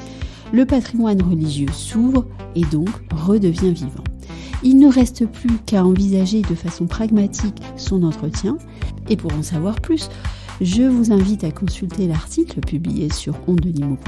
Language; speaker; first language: French; native; French